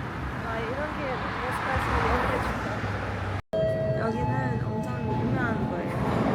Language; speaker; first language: Korean; non-native, learner; Russian